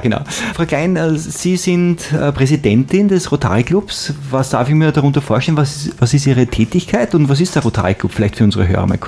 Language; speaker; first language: German; native; German